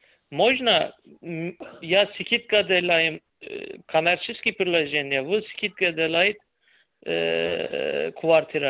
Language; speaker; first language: Russian; non-native, learner; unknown